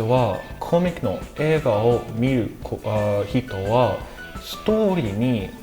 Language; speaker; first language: Japanese; non-native, learner; English